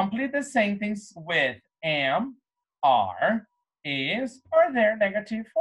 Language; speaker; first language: English; non-native, fluent; Portuguese